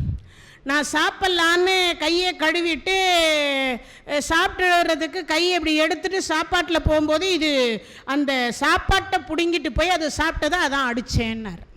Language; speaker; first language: Tamil; native; Tamil